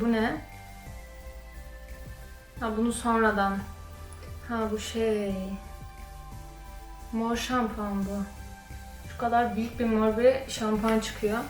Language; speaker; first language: Turkish; early bilingual, other home language; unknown